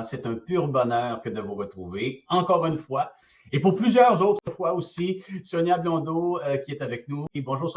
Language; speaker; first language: French; native; French